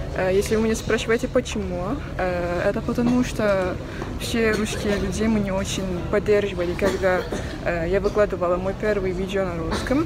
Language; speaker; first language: Russian; non-native, learner; Turkish